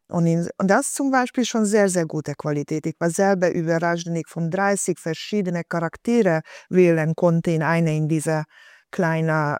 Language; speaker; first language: German; non-native, fluent; Hungarian